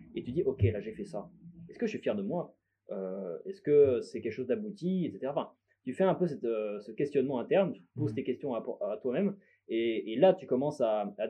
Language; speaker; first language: French; native; French